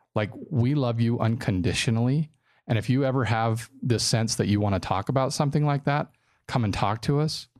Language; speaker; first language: English; native; English